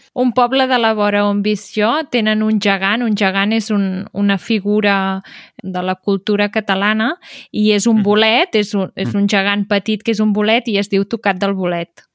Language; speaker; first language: Catalan; native; Catalan